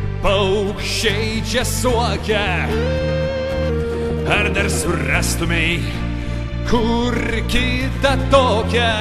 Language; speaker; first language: Lithuanian; native; Lithuanian